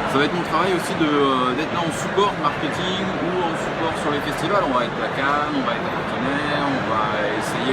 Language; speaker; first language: French; native; French